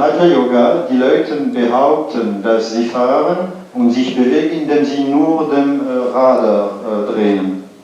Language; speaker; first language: German; non-native, fluent; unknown